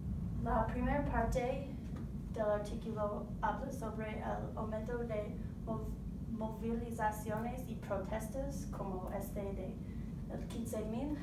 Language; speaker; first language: Spanish; non-native, learner; English